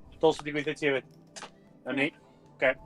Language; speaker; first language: Welsh; native; Welsh